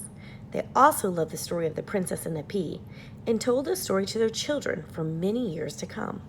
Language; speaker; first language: English; native; English